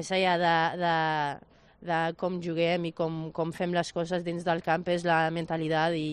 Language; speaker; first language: Catalan; non-native, fluent; Spanish